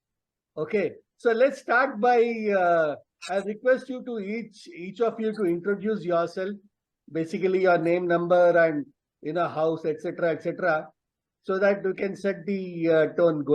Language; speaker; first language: English; non-native, local second language; Telugu